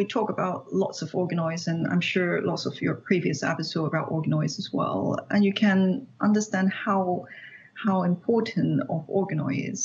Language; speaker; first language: English; non-native, local second language; Cantonese